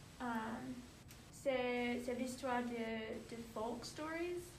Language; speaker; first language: French; non-native, learner; English